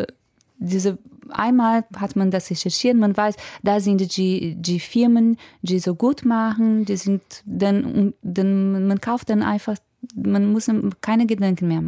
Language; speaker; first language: German; non-native, fluent; Portuguese